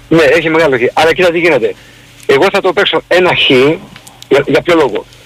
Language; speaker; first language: Greek; early bilingual, heritage; Greek